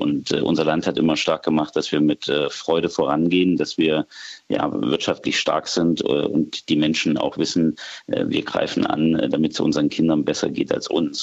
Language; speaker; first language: German; native; German